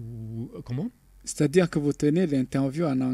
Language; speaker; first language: French; non-native, local second language; Rundi